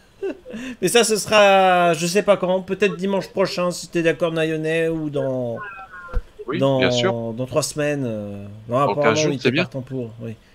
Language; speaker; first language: French; native; French